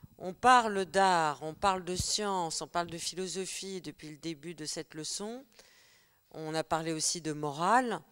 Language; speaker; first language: French; native; French